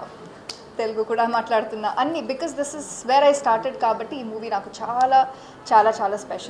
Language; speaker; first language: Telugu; non-native, learner; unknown